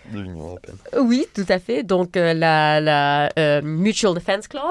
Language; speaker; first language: French; non-native, fluent; German